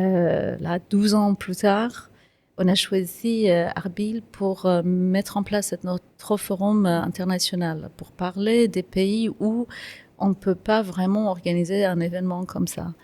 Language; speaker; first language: French; non-native, fluent; Kurdish